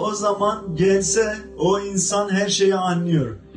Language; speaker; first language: Turkish; non-native, local second language; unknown